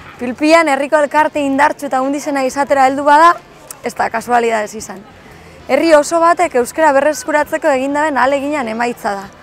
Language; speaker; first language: Basque; native; Basque